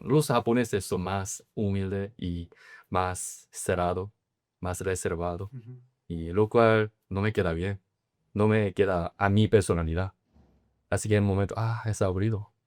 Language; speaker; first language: Spanish; non-native, learner; Korean